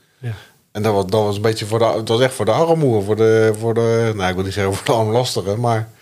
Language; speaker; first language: Dutch; native; Dutch